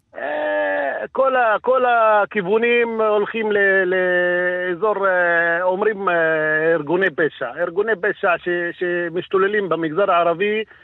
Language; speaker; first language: Hebrew; non-native, local second language; Arabic